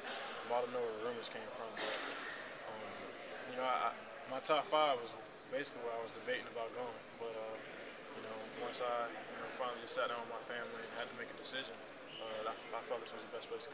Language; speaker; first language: English; native; English